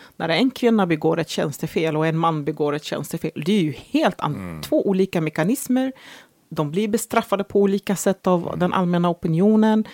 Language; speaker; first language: Swedish; early bilingual, other home language; Arabic